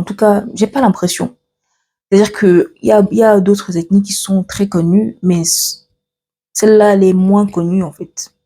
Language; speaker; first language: French; early bilingual, other home language; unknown